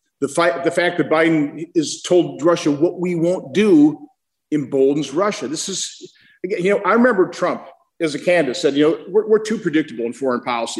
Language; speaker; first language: English; native; English